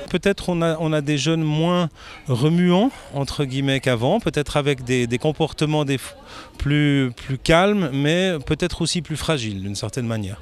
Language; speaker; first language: French; native; French